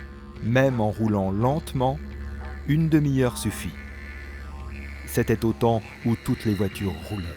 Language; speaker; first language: French; native; French